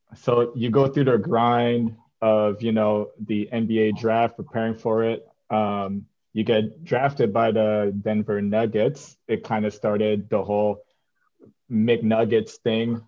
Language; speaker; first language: English; native; English